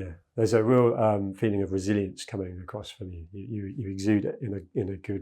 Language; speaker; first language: English; native; English